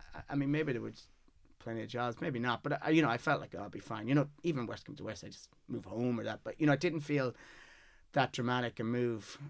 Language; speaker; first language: English; native; English